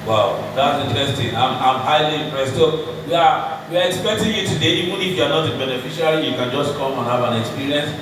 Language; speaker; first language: English; non-native, local second language; Yoruba